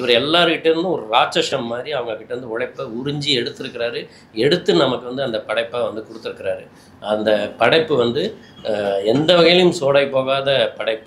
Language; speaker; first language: Tamil; native; Tamil